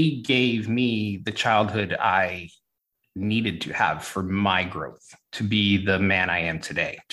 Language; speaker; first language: English; native; English